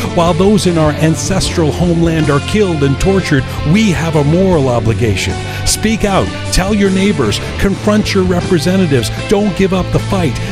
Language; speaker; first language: English; native; English